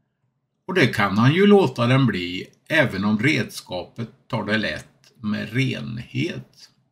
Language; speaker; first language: Swedish; native; Swedish